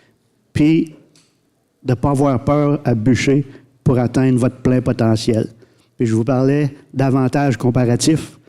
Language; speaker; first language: French; native; French